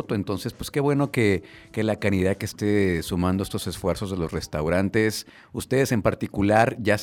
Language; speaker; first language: Spanish; native; Spanish